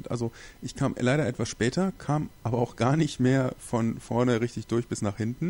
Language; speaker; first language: German; native; German